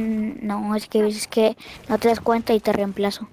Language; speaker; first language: Spanish; native; Spanish